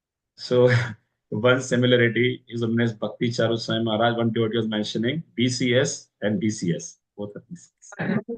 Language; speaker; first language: English; non-native, local second language; Hindi